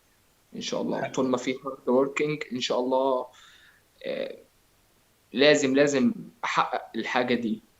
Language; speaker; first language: Arabic; native; Arabic